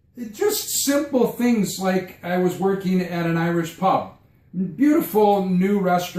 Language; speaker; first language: English; native; English